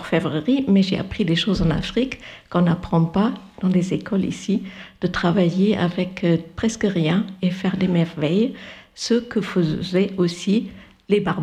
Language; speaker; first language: French; non-native, fluent; German